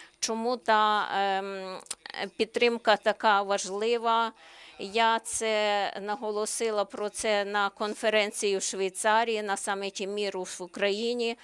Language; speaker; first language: Ukrainian; non-native, learner; Slovenian